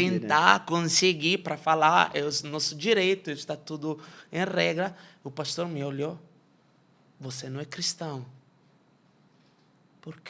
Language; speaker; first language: Portuguese; non-native, fluent; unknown